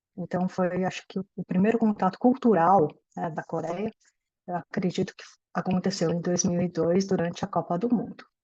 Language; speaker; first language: Portuguese; early bilingual, other home language; Korean